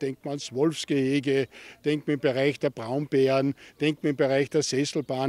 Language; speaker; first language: German; native; German